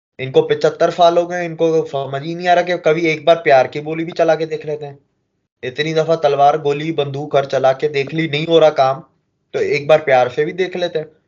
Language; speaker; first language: Hindi; native; Hindi